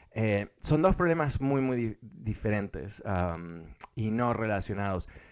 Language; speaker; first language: Spanish; early bilingual, other home language; English